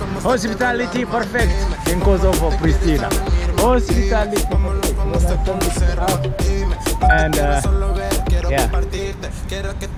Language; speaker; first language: English; non-native, learner; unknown